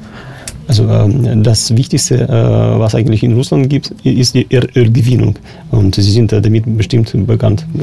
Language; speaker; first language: German; non-native, fluent; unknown